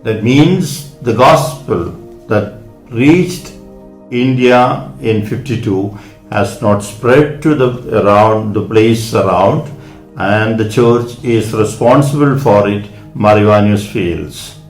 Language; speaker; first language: English; non-native, local second language; Malayalam